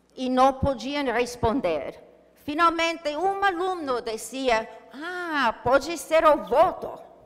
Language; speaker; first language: Portuguese; non-native, learner; English